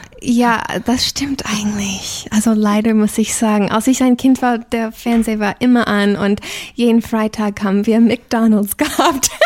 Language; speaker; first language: German; non-native, fluent; English